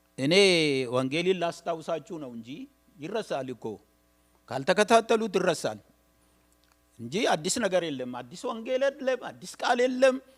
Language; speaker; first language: Amharic; non-native, local second language; Oromo